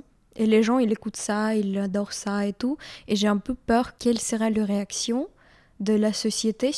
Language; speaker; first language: French; non-native, fluent; Ukrainian